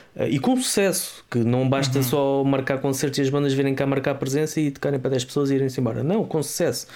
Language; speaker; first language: Portuguese; native; Portuguese